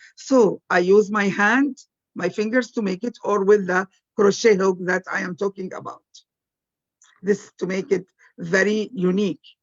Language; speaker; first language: English; non-native, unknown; Arabic